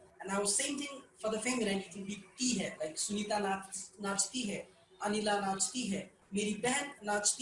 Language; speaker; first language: Hindi; non-native, learner; English